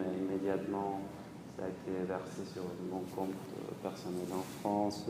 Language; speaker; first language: French; non-native, fluent; Spanish